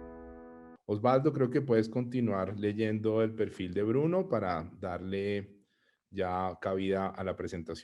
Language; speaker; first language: Spanish; native; Spanish